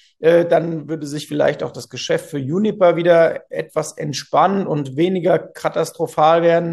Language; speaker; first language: German; native; German